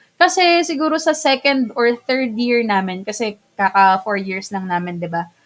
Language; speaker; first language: Filipino; non-native, local second language; Bikol